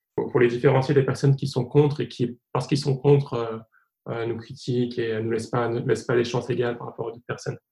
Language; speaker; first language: French; native; French